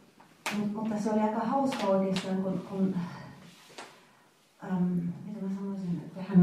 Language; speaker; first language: Finnish; non-native, fluent; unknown